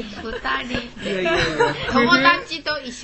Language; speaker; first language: Japanese; non-native, learner; Chinese